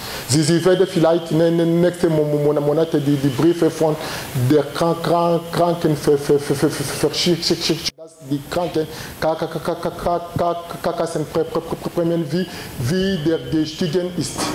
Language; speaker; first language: German; non-native, learner; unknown